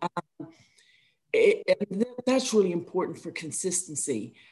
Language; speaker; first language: English; native; English